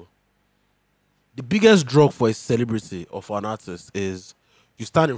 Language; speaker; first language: English; non-native, local second language; Yoruba